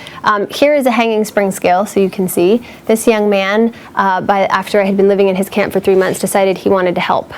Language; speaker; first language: English; native; English